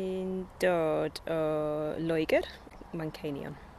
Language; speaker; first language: Welsh; non-native, local second language; English